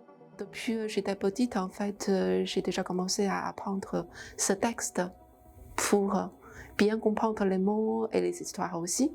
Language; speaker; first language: French; non-native, fluent; Chinese